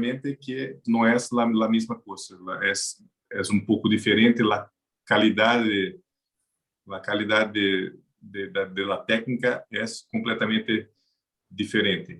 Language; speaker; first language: Spanish; non-native, learner; Portuguese